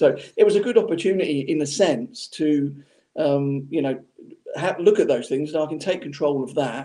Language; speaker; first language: English; native; English